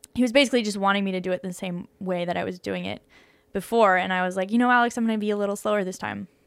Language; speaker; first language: English; native; English